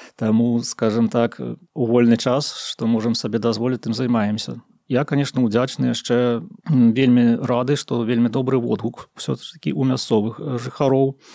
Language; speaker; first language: Belarusian; native; Belarusian